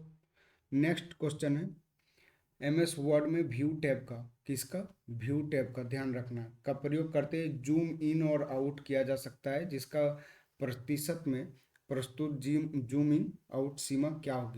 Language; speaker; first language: Hindi; native; Hindi